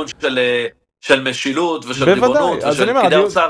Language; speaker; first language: Hebrew; native; Hebrew